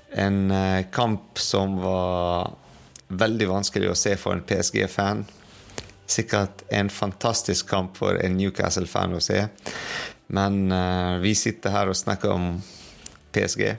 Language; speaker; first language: Norwegian; non-native, fluent; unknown